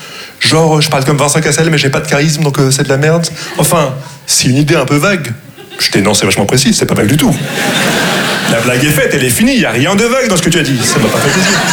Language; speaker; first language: French; non-native, local second language; Arabic